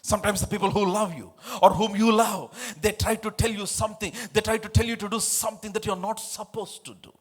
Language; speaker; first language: English; non-native, local second language; Telugu